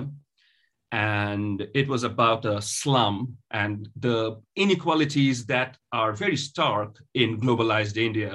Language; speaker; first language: English; non-native, local second language; Bangla